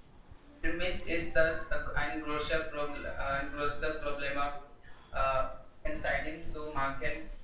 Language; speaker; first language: German; non-native, learner; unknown